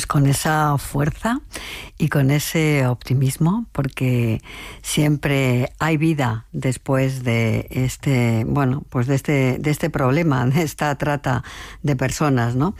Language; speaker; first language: Spanish; native; Spanish